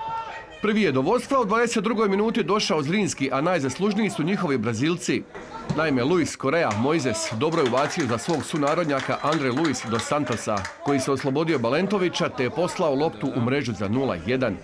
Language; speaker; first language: Serbian; native; Serbian